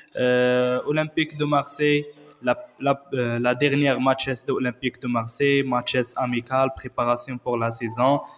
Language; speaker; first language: French; non-native, learner; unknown